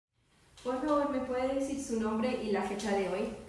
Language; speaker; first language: Spanish; non-native, learner; English